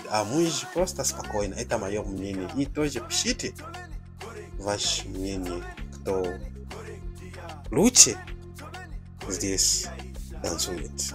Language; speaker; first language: Russian; non-native, fluent; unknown